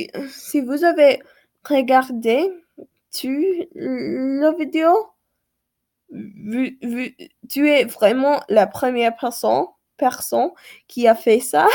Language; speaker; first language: French; non-native, learner; English